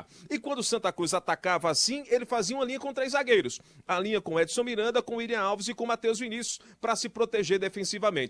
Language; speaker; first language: Portuguese; native; Portuguese